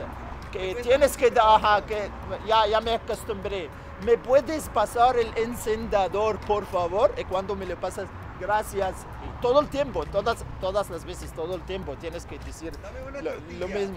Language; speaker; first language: Spanish; non-native, fluent; Arabic